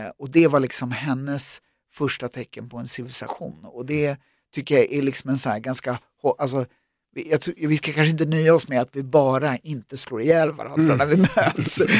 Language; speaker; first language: Swedish; native; Swedish